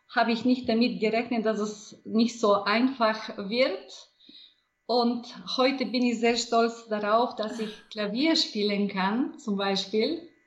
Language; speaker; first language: German; non-native, fluent; Bulgarian